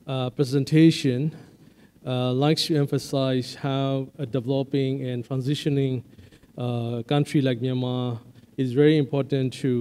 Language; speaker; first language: English; non-native, fluent; Burmese